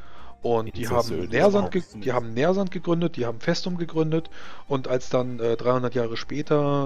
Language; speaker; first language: German; native; German